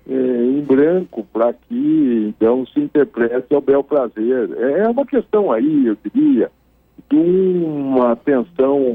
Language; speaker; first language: Portuguese; native; Portuguese